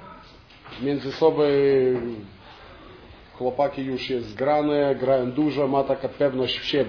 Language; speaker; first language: Polish; non-native, learner; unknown